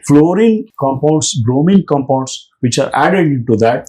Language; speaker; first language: English; non-native, local second language; Telugu